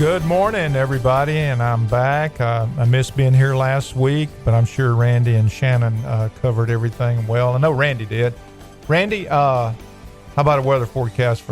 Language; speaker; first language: English; native; English